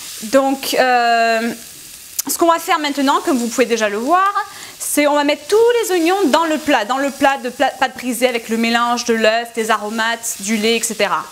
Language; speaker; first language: French; native; French